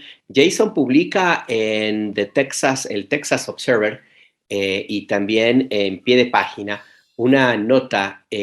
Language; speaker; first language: Spanish; native; Spanish